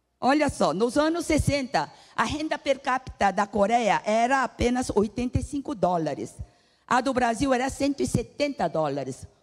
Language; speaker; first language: Portuguese; non-native, fluent; Korean